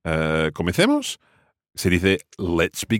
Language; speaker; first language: Spanish; non-native, fluent; English